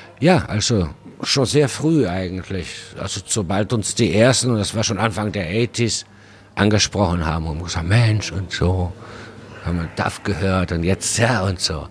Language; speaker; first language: German; early bilingual, other home language; Spanish